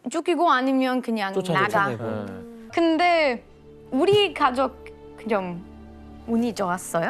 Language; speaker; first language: Korean; non-native, fluent; Bosnian